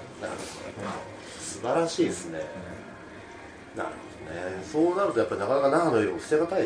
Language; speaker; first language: Japanese; native; Japanese